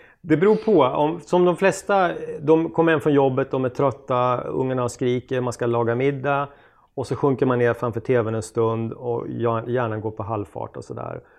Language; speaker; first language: Swedish; native; Swedish